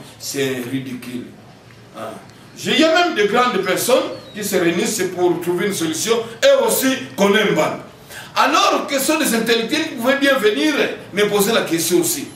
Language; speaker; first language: French; non-native, local second language; Kongo